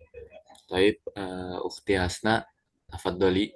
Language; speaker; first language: Arabic; non-native, learner; Indonesian